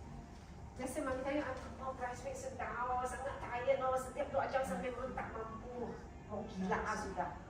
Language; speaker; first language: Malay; non-native, local second language; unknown